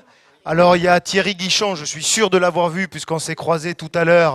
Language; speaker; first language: French; native; French